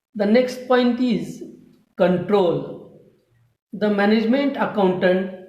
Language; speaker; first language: English; non-native, local second language; Marathi